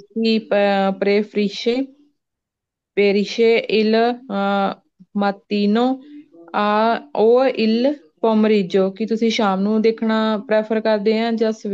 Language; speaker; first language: Italian; non-native, learner; Punjabi